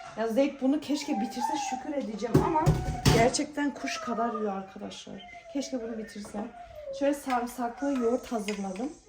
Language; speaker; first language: Turkish; early bilingual, heritage; Turkish